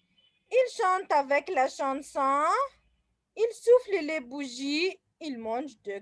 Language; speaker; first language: French; non-native, fluent; Arabic